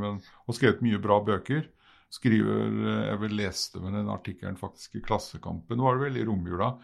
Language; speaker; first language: Norwegian; native; Norwegian